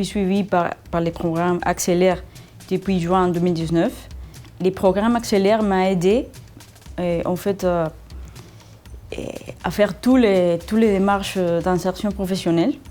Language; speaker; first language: French; non-native, fluent; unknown